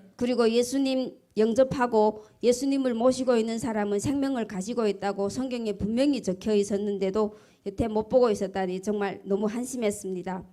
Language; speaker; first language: Korean; early bilingual, heritage; Korean